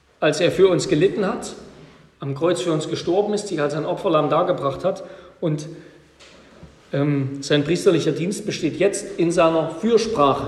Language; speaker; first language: German; native; German